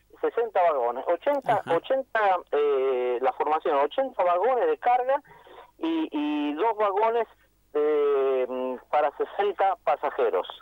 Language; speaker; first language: Spanish; native; Spanish